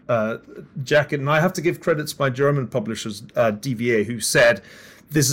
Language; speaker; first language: English; native; English